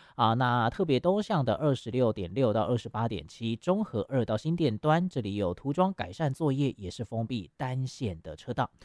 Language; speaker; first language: Chinese; native; Chinese